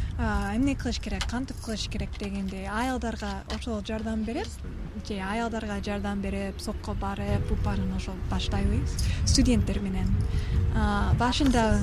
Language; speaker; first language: Kyrgyz; non-native, fluent; English